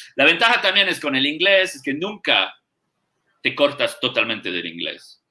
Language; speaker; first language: Spanish; non-native, fluent; French